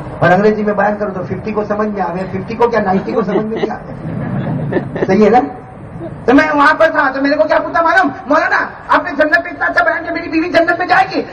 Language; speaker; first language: Urdu; native; Urdu